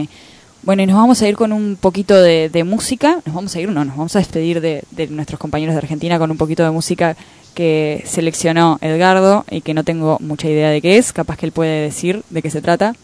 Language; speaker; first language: Spanish; native; Spanish